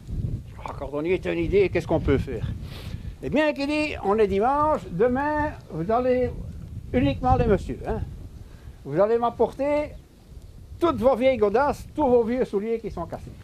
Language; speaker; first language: French; native; French